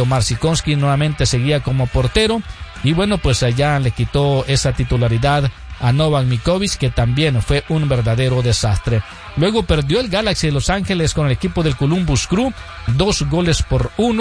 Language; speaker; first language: Spanish; native; Spanish